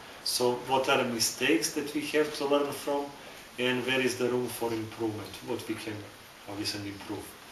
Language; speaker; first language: English; non-native, fluent; Serbian